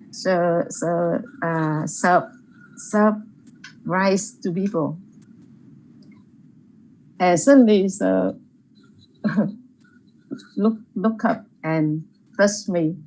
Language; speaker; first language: English; non-native, learner; Vietnamese